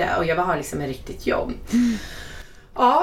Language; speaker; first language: Swedish; non-native, fluent; English